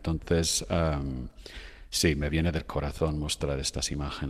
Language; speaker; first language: Spanish; non-native, fluent; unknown